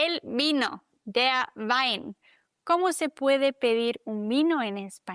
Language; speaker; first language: Spanish; non-native, fluent; German